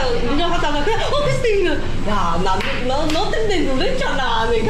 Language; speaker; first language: Korean; non-native, learner; Chinese